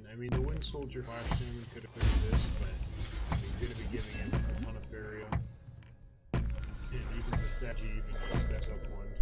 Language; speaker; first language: English; native; English